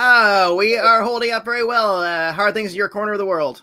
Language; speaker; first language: English; native; English